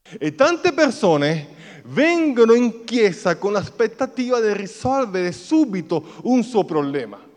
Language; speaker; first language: Italian; non-native, fluent; Spanish